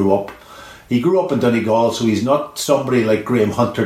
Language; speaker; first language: English; native; English